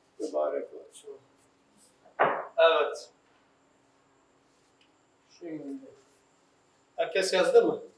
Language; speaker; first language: Turkish; non-native, fluent; Urdu